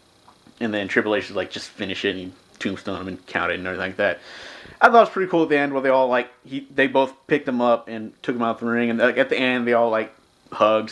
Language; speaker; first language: English; native; English